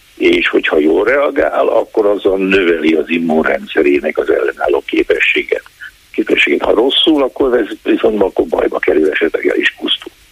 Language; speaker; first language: Hungarian; native; Hungarian